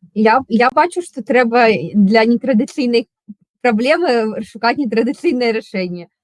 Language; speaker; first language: Belarusian; non-native, local second language; Russian